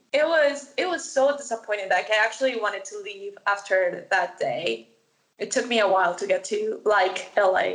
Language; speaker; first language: English; non-native, fluent; Spanish